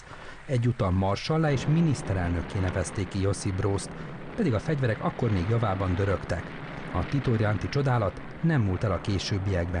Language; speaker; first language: Hungarian; native; Hungarian